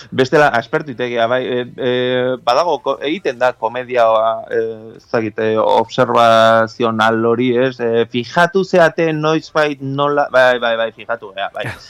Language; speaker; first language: Basque; native; Basque